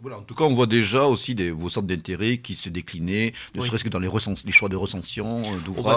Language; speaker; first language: French; native; French